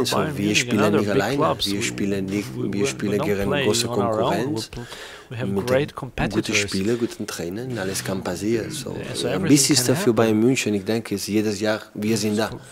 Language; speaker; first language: German; non-native, learner; Catalan